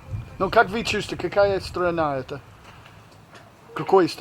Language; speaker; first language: Russian; non-native, learner; English